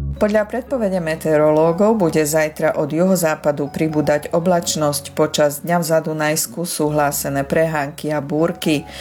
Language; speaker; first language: Slovak; early bilingual, heritage; Slovak